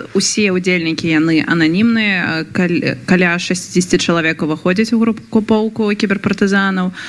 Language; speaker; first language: Belarusian; native; Belarusian